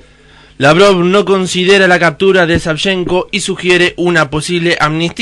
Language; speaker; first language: Spanish; native; Spanish